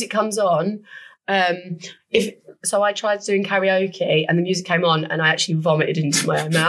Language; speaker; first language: English; native; English